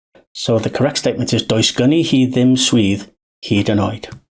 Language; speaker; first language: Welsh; non-native, learner; English